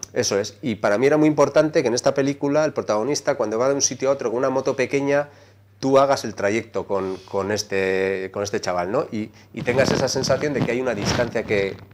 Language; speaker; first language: Spanish; native; Spanish